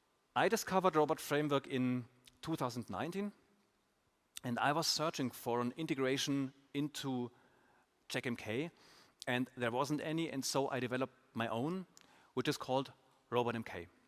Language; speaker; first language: English; non-native, fluent; German